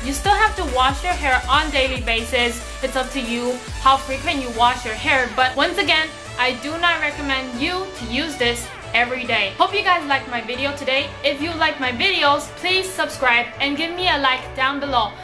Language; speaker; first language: English; non-native, fluent; Chinese